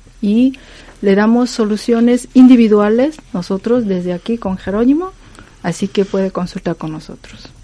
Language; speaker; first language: Spanish; non-native, fluent; Korean